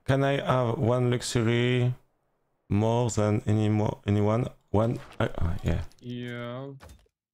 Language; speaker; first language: English; non-native, learner; French